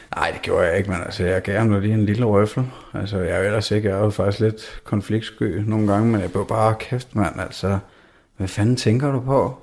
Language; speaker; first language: Danish; native; Danish